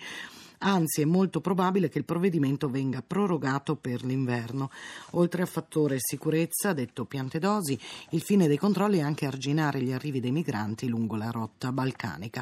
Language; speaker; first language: Italian; native; Italian